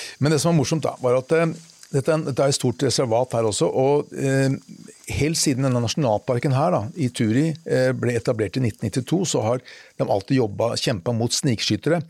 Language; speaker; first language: Norwegian; native; Norwegian